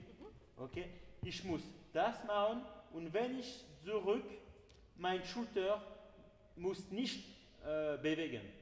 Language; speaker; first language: German; non-native, learner; French